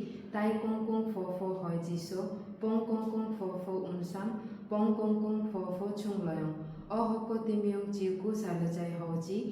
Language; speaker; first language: Cantonese; non-native, learner; Bangla